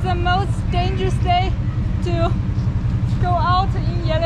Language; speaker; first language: English; non-native, fluent; Chinese